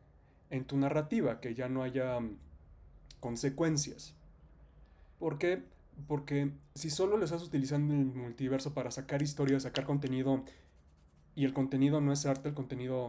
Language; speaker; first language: Spanish; native; Spanish